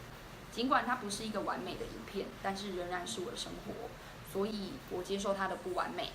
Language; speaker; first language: Chinese; native; Chinese